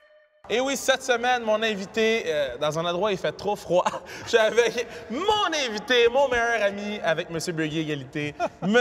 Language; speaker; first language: French; native; French